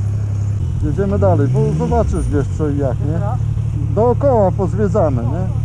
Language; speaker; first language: Polish; native; Polish